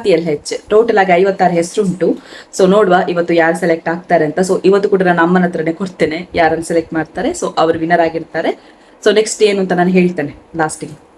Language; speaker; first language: Kannada; non-native, local second language; Tulu